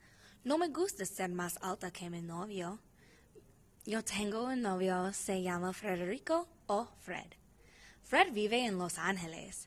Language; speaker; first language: Spanish; non-native, learner; English